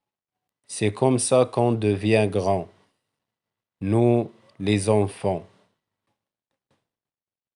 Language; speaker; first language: French; non-native, local second language; Arabic